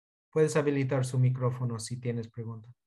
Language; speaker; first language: Spanish; non-native, fluent; English